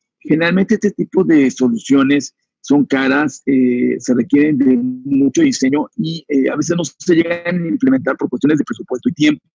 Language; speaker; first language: Spanish; native; Spanish